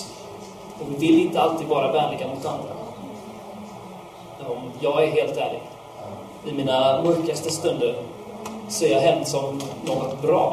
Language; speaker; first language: Swedish; non-native, fluent; English